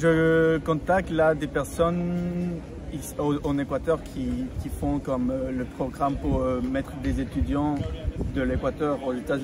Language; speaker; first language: French; non-native, fluent; Spanish